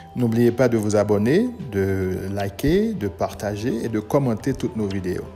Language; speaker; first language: French; non-native, local second language; Haitian Creole